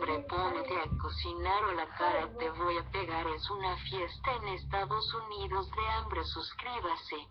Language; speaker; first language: Spanish; native; Spanish